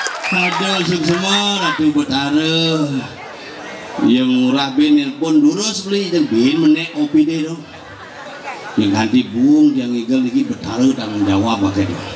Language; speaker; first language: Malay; non-native, local second language; Balinese